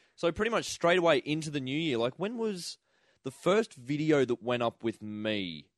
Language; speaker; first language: English; native; English